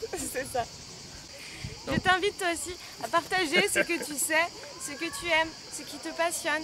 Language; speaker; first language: French; native; French